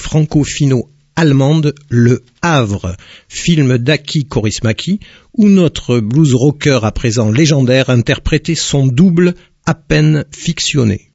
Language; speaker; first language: French; native; French